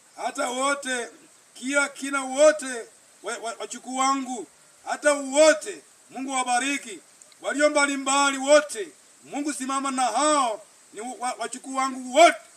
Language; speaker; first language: Swahili; non-native, local second language; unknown